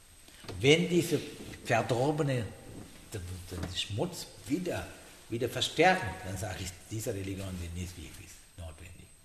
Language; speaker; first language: German; non-native, learner; Sinhala